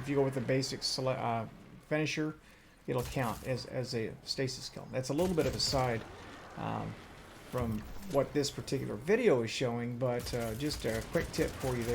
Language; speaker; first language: English; native; English